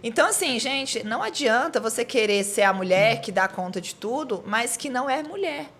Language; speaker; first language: Portuguese; native; Portuguese